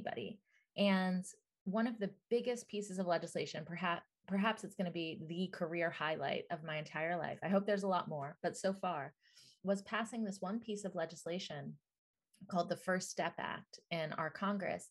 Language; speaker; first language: English; native; English